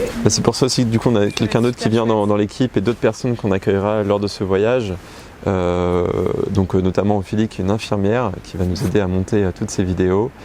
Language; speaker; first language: French; native; French